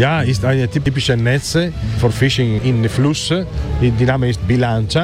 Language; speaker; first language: German; non-native, learner; Italian